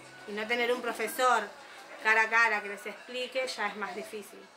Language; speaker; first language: Spanish; native; Spanish